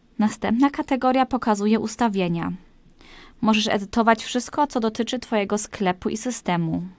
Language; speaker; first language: Polish; early bilingual, heritage; Polish